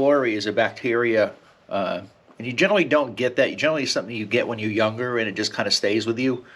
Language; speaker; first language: English; native; English